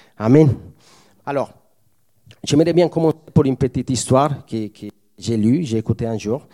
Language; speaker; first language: French; non-native, fluent; Spanish